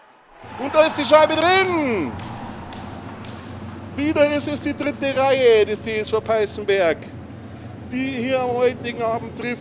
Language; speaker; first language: German; native; German